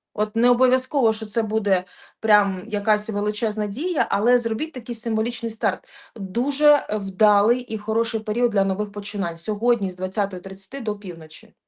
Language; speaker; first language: Ukrainian; non-native, local second language; Russian